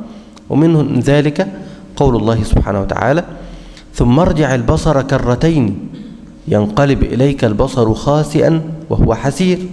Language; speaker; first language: Arabic; native; Arabic